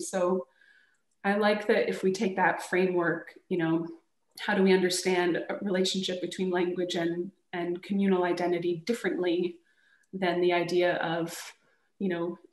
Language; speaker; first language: English; native; English